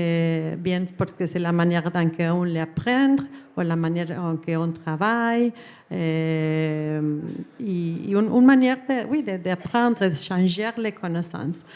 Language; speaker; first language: French; non-native, fluent; Spanish